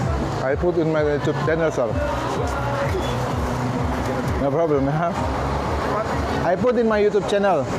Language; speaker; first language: English; non-native, learner; Indonesian